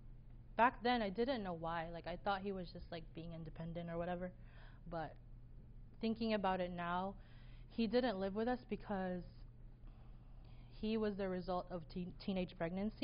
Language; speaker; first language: English; early bilingual, other home language; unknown